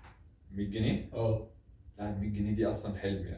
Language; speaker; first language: Arabic; native; Arabic